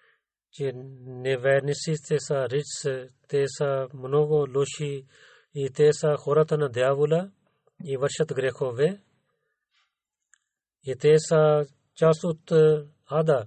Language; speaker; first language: Bulgarian; non-native, learner; Urdu